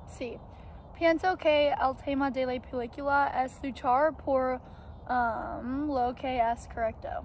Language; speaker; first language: Spanish; non-native, learner; English